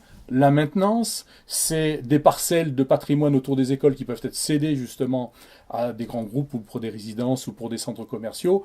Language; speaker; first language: French; native; French